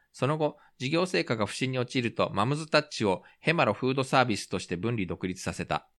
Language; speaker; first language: Japanese; native; Japanese